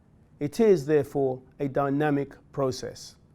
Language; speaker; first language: English; native; English